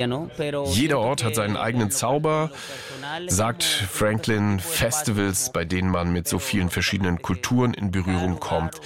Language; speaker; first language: German; native; German